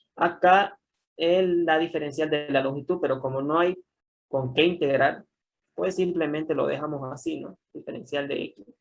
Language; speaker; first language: Spanish; native; Spanish